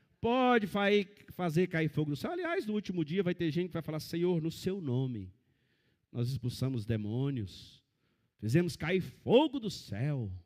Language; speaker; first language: Portuguese; native; Portuguese